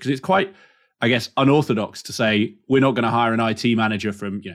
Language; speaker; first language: English; native; English